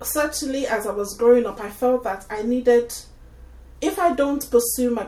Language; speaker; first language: English; non-native, local second language; Yoruba